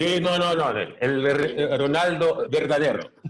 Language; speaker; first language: Spanish; non-native, fluent; Croatian